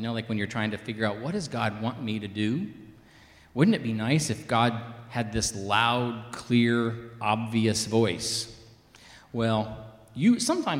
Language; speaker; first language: English; native; English